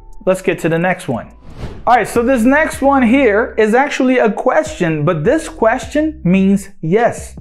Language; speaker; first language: English; non-native, fluent; Portuguese